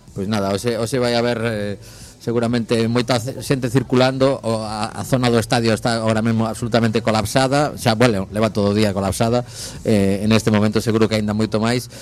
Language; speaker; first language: Galician; native; Galician